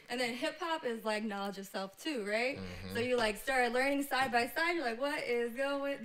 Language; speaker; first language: English; native; English